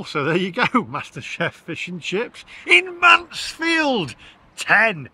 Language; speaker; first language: English; native; English